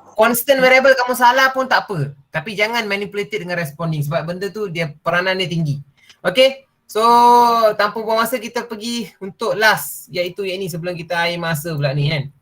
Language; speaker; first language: Malay; non-native, local second language; Tamil